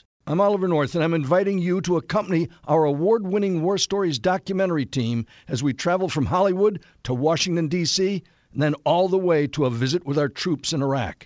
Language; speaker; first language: English; native; English